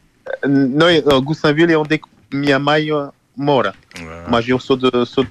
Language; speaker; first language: Portuguese; non-native, learner; French